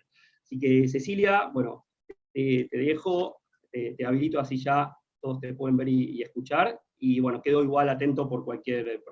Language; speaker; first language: Spanish; native; Spanish